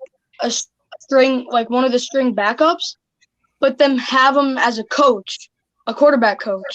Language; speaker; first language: English; native; English